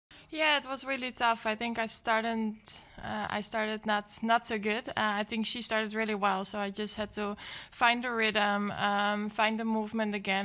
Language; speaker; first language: English; non-native, fluent; Dutch